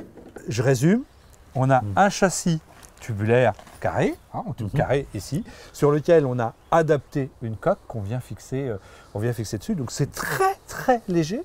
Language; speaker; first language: French; native; French